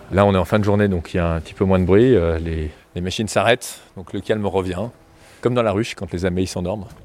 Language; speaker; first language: French; native; French